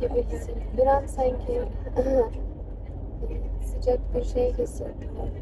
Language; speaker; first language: Turkish; non-native, fluent; Kyrgyz